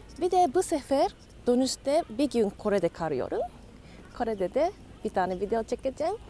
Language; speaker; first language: Turkish; non-native, learner; Japanese